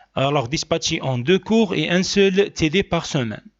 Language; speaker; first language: French; non-native, local second language; Arabic